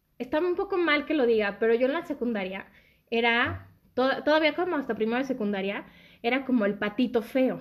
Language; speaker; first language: Spanish; native; Spanish